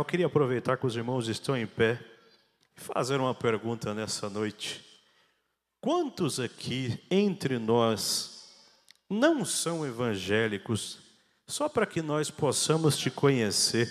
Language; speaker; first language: Portuguese; native; Portuguese